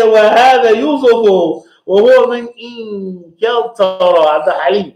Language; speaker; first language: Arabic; non-native, fluent; English